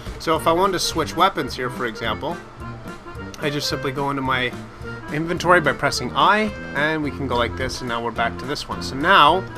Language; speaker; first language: English; native; English